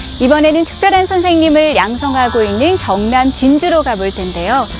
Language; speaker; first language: Korean; native; Korean